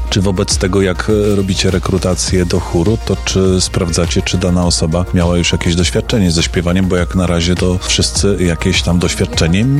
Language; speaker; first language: Polish; native; Polish